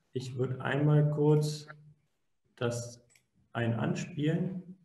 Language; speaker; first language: German; native; German